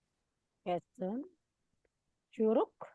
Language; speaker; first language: German; non-native, fluent; Indonesian